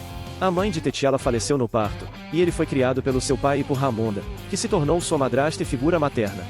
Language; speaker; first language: Portuguese; native; Portuguese